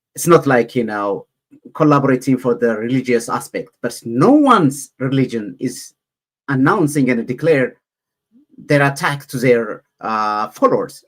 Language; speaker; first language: English; non-native, learner; Amharic